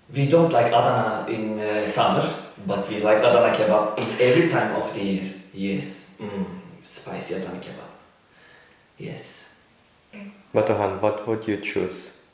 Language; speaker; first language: English; non-native, learner; Turkish